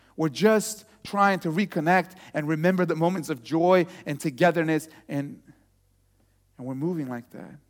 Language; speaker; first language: English; non-native, fluent; Portuguese